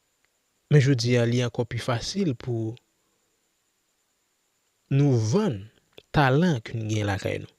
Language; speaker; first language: French; non-native, local second language; Haitian Creole